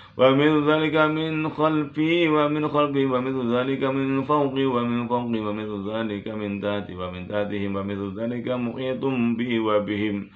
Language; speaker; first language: Arabic; non-native, fluent; Indonesian